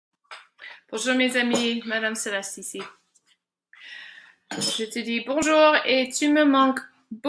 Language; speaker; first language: French; non-native, fluent; English